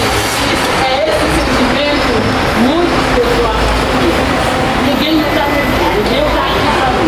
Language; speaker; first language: Portuguese; non-native, learner; Haitian Creole